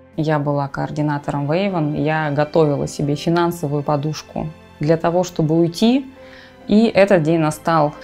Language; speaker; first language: Russian; native; Russian